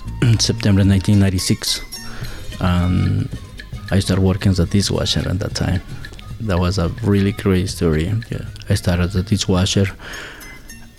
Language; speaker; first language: English; non-native, learner; Spanish